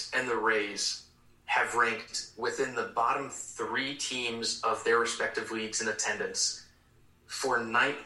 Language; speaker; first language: English; native; English